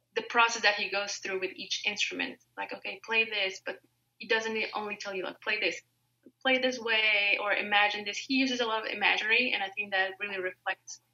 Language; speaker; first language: English; non-native, fluent; Spanish